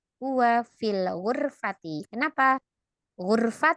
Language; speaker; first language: Arabic; non-native, fluent; Indonesian